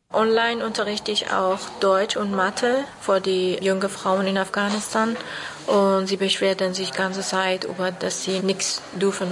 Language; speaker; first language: German; non-native, fluent; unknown